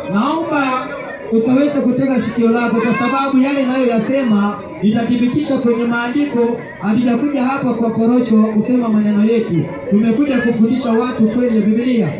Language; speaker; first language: Swahili; non-native, local second language; Gusii